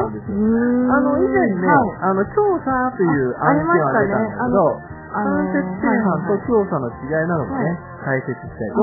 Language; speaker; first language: Japanese; native; Japanese